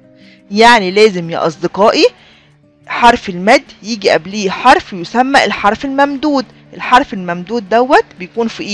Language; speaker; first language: Arabic; native; Arabic